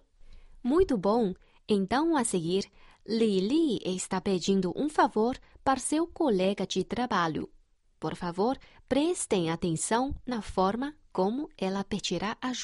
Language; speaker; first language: Portuguese; non-native, fluent; Chinese